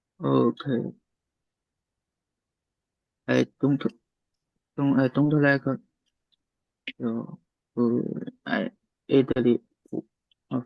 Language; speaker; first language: English; non-native, learner; Chinese